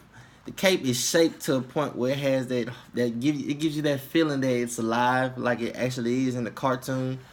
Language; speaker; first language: English; native; English